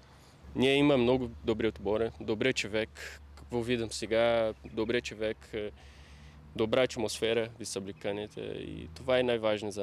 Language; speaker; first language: Bulgarian; non-native, learner; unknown